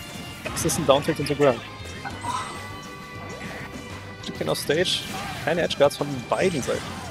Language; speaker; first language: German; native; German